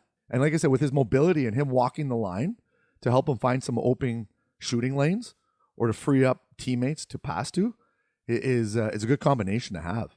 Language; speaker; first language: English; native; English